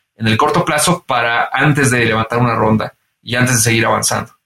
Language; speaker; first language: Spanish; native; Spanish